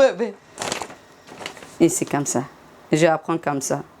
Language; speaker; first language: French; non-native, learner; Persian